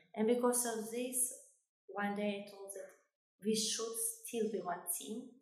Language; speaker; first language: English; non-native, fluent; Albanian